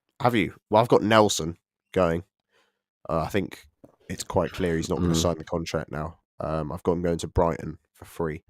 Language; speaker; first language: English; native; English